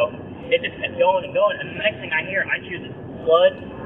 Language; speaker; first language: English; native; English